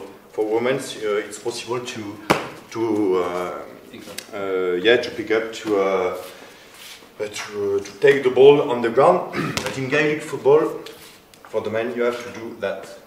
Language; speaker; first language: English; non-native, fluent; French